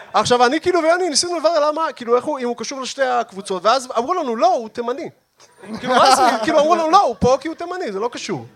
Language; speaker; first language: Hebrew; early bilingual, other home language; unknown